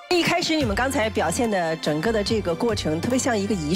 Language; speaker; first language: Chinese; native; Chinese